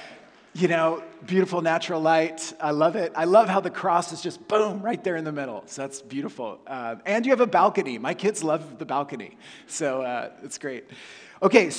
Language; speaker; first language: English; native; English